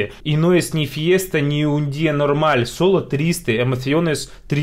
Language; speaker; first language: Spanish; non-native, fluent; Russian